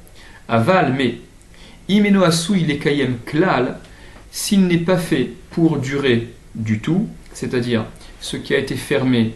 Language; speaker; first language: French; native; French